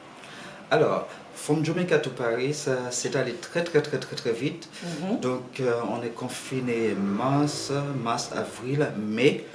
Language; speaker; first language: French; non-native, local second language; Haitian Creole